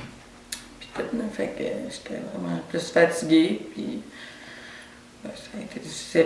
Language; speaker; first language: French; native; French